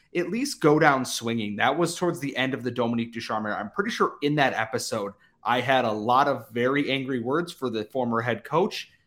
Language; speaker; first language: English; native; English